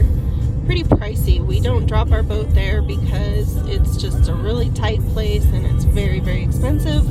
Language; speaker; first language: English; native; English